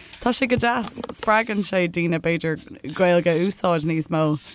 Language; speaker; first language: Irish; native; Irish